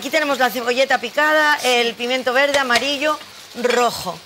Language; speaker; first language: Spanish; native; Spanish